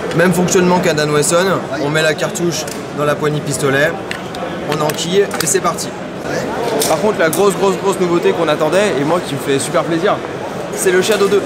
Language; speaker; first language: French; native; French